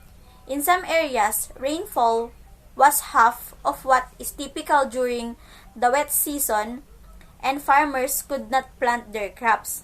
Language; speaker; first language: English; non-native, local second language; Filipino